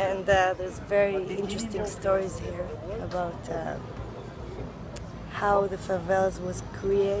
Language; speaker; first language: English; non-native, fluent; Hebrew